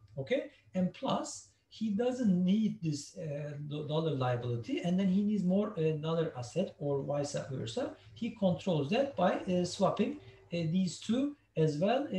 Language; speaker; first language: English; non-native, fluent; Turkish